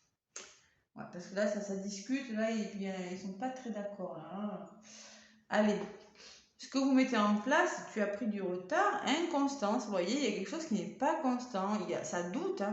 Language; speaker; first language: French; native; French